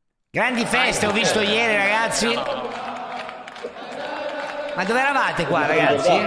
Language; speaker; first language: Italian; native; Italian